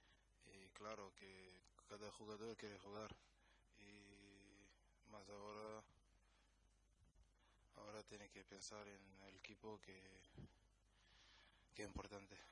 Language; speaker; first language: Spanish; non-native, learner; Kabuverdianu